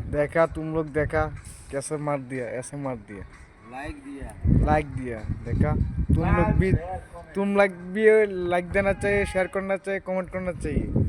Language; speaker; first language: Hindi; non-native, learner; Bangla